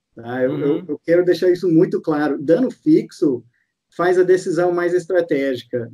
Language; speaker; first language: Portuguese; non-native, fluent; English